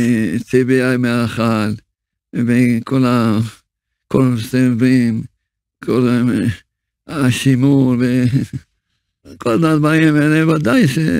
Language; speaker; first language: Hebrew; early bilingual, other home language; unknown